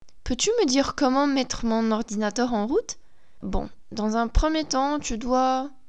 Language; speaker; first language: French; non-native, fluent; Polish